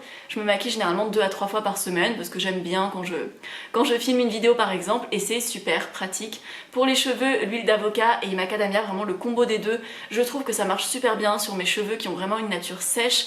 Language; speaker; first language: French; native; French